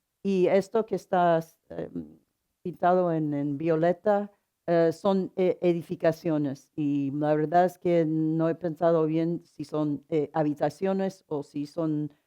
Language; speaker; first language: Spanish; non-native, fluent; English